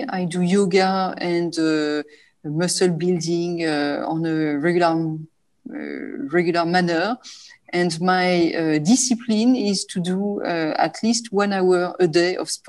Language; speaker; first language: English; non-native, fluent; French